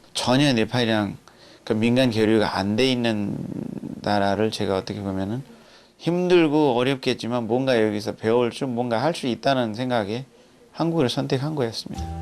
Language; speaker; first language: Korean; non-native, fluent; Nepali